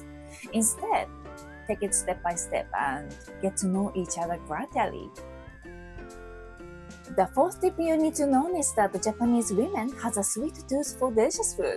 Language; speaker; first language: English; non-native, fluent; Japanese